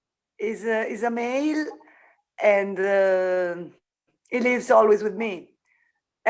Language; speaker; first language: English; non-native, learner; Italian